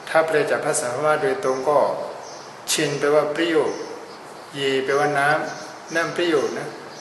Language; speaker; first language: Thai; non-native, fluent; Burmese